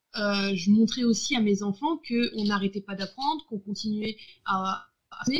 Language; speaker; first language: French; native; French